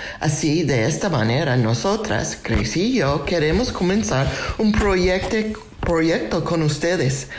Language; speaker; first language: Spanish; non-native, fluent; English